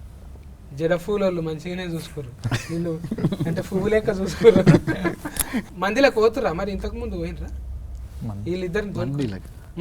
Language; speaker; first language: Telugu; native; Telugu